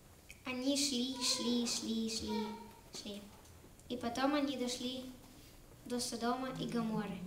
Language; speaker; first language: Russian; early bilingual, heritage; Russian